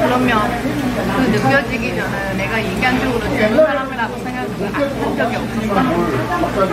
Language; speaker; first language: Korean; early bilingual, heritage; Chinese